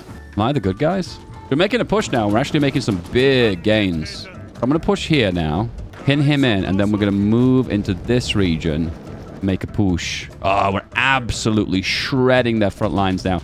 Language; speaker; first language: English; native; English